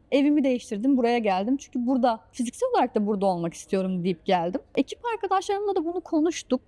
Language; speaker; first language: Turkish; native; Turkish